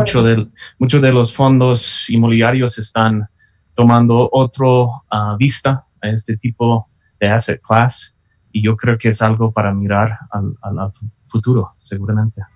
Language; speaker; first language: Spanish; non-native, fluent; English